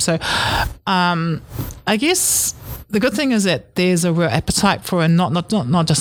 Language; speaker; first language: English; native; English